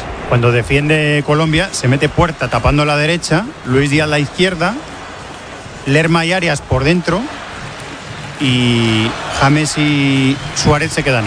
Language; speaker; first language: Spanish; native; Spanish